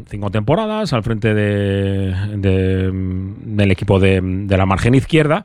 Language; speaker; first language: Spanish; native; Spanish